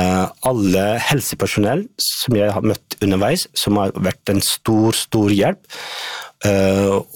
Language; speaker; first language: Norwegian; non-native, fluent; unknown